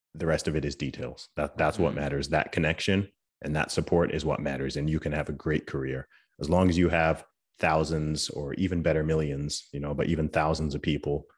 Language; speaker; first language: English; native; English